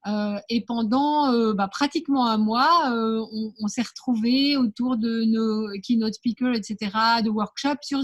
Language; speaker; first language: French; native; French